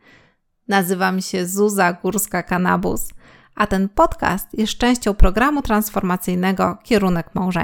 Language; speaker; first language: Polish; native; Polish